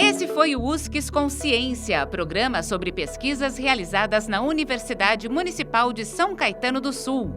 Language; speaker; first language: Portuguese; native; Portuguese